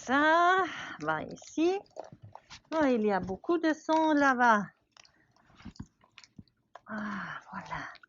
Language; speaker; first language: French; non-native, learner; English